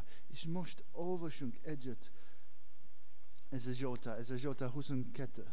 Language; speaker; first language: Hungarian; non-native, learner; English